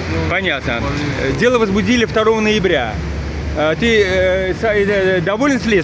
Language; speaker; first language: Russian; non-native, local second language; Uzbek